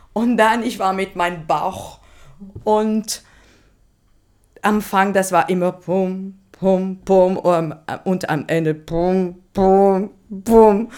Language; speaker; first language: German; non-native, learner; French